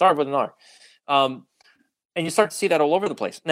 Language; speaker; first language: English; native; English